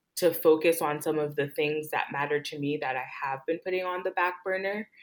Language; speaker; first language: English; early bilingual, other home language; Haitian Creole